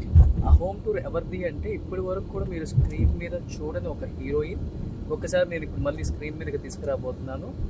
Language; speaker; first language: Telugu; native; Telugu